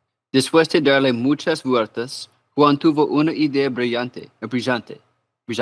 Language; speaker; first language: Spanish; non-native, learner; English